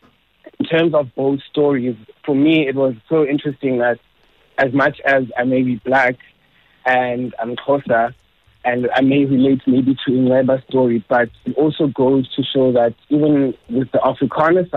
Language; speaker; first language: English; non-native, local second language; Xhosa